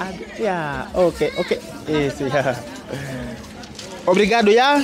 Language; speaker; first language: Portuguese; non-native, learner; Vietnamese